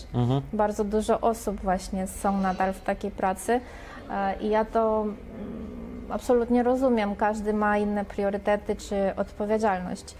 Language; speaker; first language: Polish; non-native, fluent; Russian